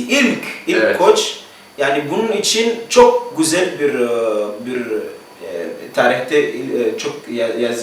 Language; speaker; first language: Turkish; non-native, learner; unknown